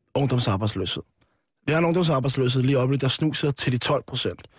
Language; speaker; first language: Danish; native; Danish